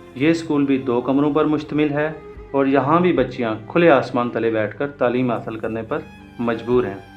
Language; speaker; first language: Urdu; non-native, local second language; Punjabi